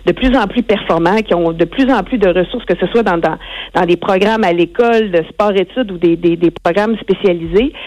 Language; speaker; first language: French; native; French